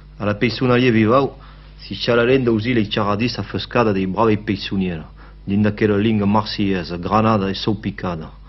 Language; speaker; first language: Occitan; native; Occitan